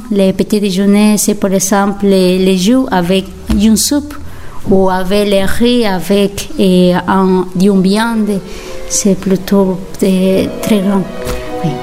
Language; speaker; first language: French; non-native, learner; Spanish